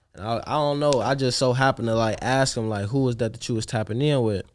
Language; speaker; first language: English; native; English